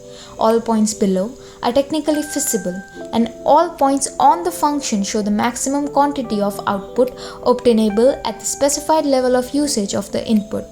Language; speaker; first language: English; non-native, local second language; Gujarati